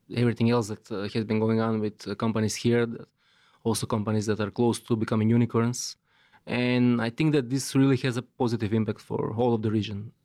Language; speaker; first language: English; non-native, fluent; Macedonian